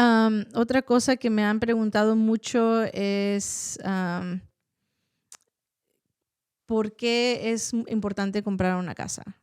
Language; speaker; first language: Spanish; early bilingual, heritage; Spanish